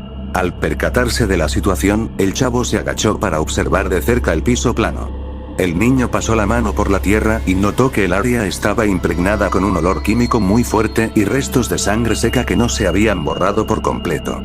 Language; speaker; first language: Spanish; native; Spanish